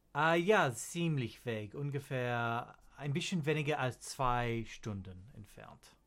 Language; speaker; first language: German; non-native, learner; English